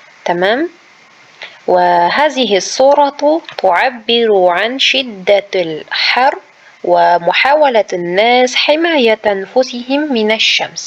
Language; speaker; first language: Arabic; non-native, fluent; Uzbek